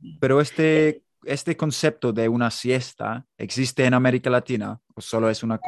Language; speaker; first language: Spanish; non-native, learner; English